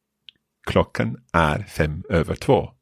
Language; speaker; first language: Swedish; non-native, learner; English